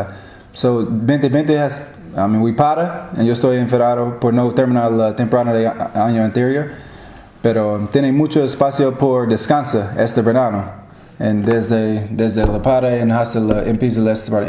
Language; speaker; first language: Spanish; non-native, learner; English